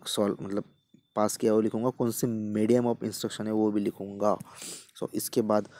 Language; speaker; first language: Hindi; non-native, local second language; Marathi